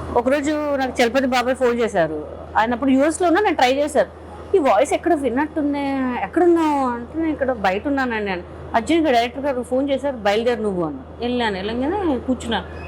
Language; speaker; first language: Telugu; non-native, local second language; Hindi